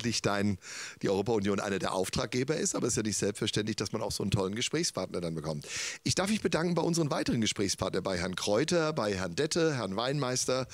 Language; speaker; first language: German; native; German